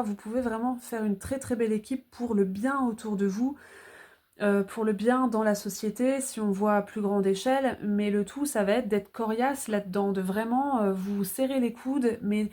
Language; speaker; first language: French; native; French